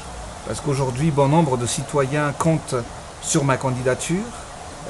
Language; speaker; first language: French; non-native, local second language; Malagasy